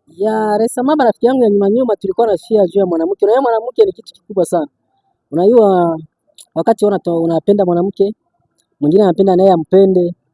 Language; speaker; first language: Swahili; native; Swahili